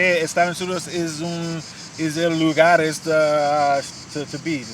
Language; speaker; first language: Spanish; non-native, learner; English